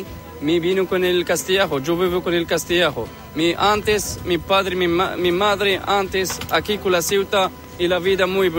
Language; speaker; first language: Spanish; non-native, learner; Arabic